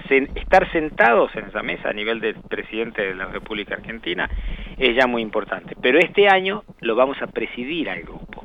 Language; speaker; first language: Spanish; native; Spanish